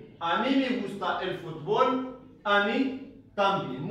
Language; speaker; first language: Spanish; non-native, fluent; Arabic